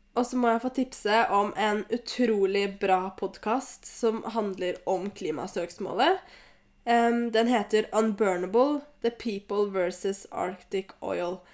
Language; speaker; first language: Norwegian; native; Norwegian